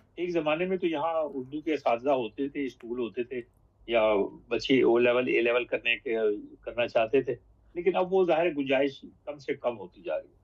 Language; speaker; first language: Urdu; native; Urdu